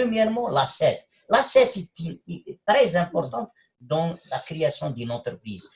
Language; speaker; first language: French; non-native, local second language; Arabic